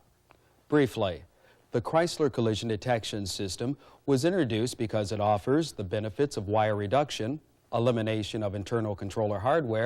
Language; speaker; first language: English; native; English